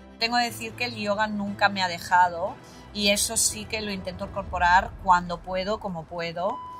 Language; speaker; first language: Spanish; non-native, fluent; Italian